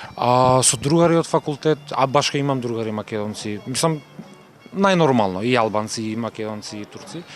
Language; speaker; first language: Macedonian; non-native, local second language; Turkish